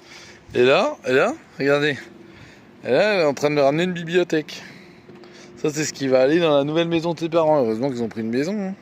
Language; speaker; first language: French; native; French